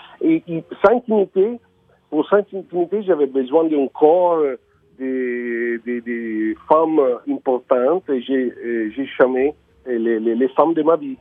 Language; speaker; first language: French; non-native, learner; Italian